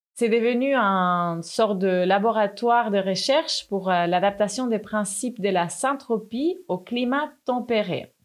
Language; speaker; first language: French; non-native, fluent; Spanish